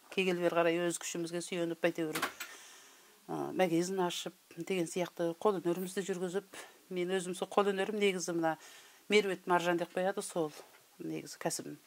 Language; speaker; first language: Kazakh; early bilingual, heritage; Kazakh